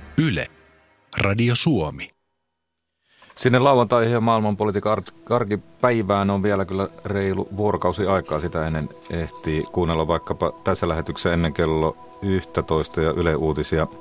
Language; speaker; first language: Finnish; native; Finnish